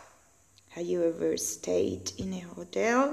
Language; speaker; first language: English; non-native, learner; Spanish